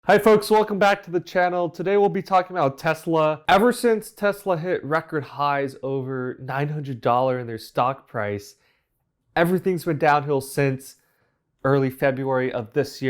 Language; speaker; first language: English; native; English